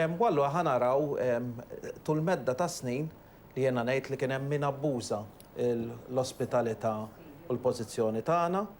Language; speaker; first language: Maltese; native; Maltese